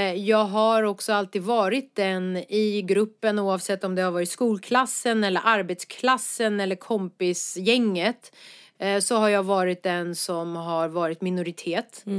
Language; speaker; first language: Swedish; early bilingual, other home language; Persian